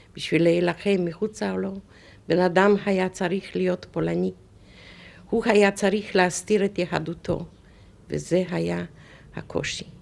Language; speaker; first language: Hebrew; non-native, fluent; Polish